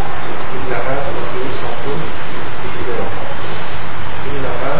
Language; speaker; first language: Arabic; non-native, learner; Indonesian